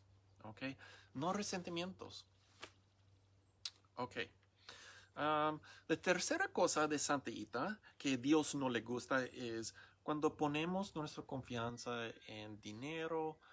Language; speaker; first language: Spanish; non-native, learner; English